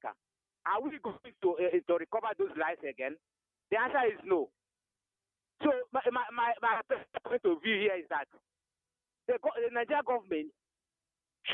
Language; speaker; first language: English; non-native, local second language; Igbo